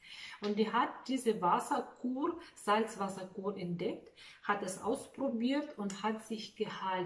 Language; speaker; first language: German; non-native, fluent; Russian